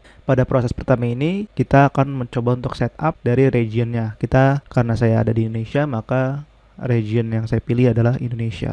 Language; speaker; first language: Indonesian; native; Indonesian